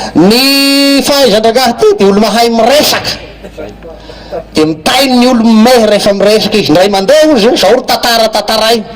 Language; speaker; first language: Malagasy; native; Malagasy